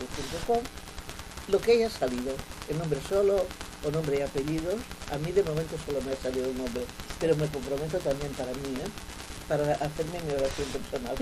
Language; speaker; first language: Spanish; non-native, local second language; Catalan